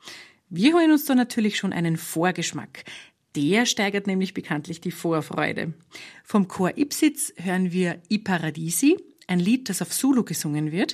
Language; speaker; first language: German; native; German